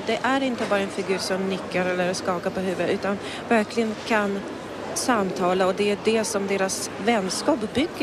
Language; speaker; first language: Swedish; non-native, fluent; Polish